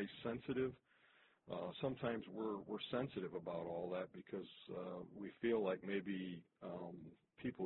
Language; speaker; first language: English; native; English